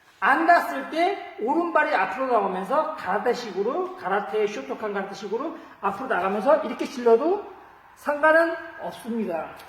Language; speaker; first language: Korean; native; Korean